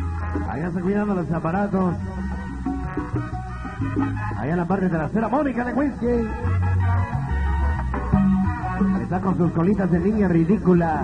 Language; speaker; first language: Spanish; native; Spanish